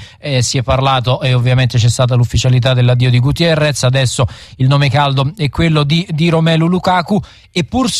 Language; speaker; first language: Italian; native; Italian